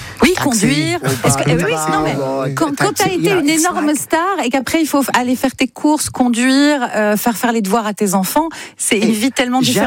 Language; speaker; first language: French; native; French